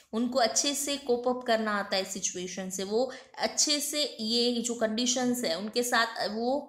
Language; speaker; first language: Hindi; non-native, local second language; Gujarati